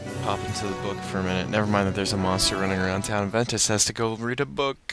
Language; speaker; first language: English; native; English